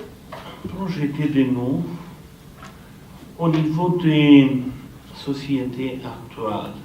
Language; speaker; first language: French; non-native, fluent; Romanian